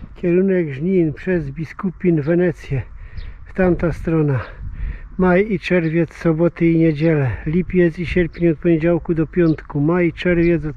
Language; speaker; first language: Polish; native; Polish